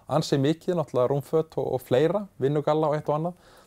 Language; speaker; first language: Icelandic; native; Icelandic